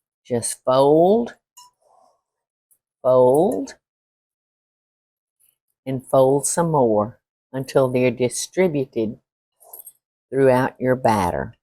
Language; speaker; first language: English; native; English